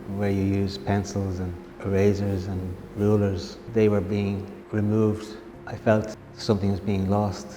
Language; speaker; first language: English; native; English